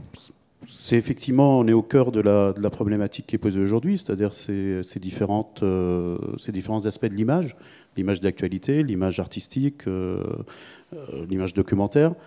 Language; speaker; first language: French; native; French